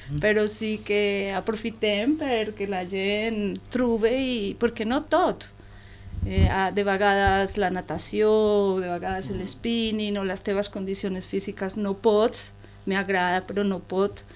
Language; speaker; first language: Catalan; non-native, learner; Spanish